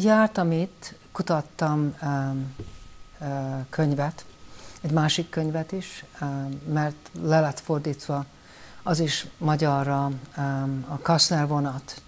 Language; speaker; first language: Hungarian; early bilingual, heritage; Hungarian